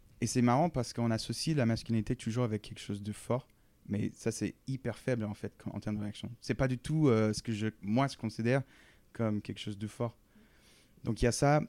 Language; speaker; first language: French; non-native, fluent; English